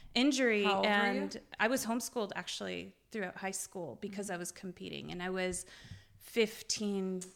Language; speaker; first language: English; early bilingual, other home language; Armenian